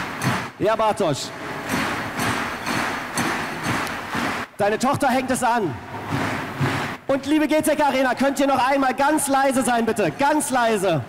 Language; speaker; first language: German; native; German